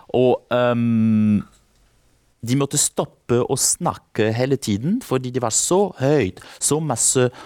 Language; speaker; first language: Norwegian; non-native, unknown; French